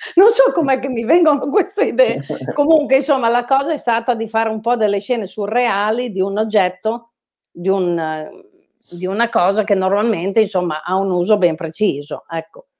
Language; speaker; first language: Italian; native; Italian